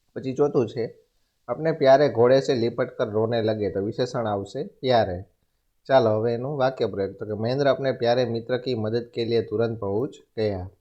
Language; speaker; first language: Hindi; non-native, local second language; Gujarati